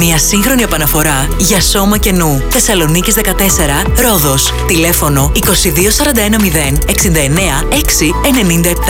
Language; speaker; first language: Greek; native; Greek